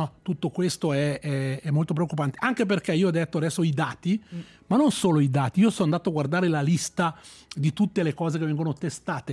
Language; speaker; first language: Italian; native; Italian